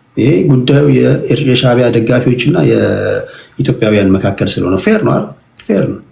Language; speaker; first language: Amharic; native; Amharic